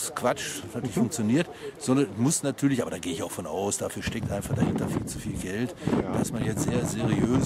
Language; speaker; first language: German; native; German